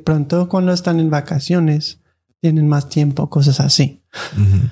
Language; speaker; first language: Spanish; non-native, fluent; English